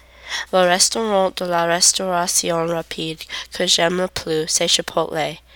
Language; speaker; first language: French; non-native, learner; English